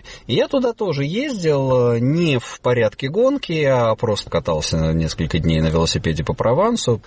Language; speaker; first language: Russian; native; Russian